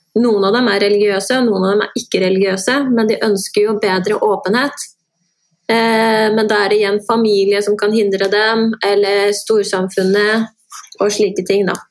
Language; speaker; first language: Norwegian; early bilingual, other home language; Persian